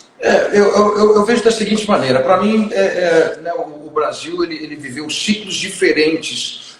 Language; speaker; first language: Portuguese; non-native, fluent; English